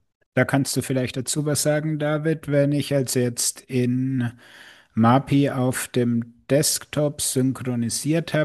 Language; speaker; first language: German; native; German